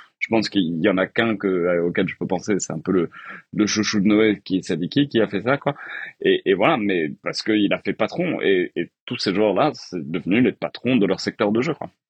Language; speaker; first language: French; native; French